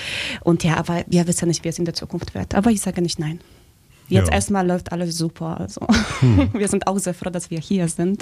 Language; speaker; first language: German; early bilingual, other home language; Polish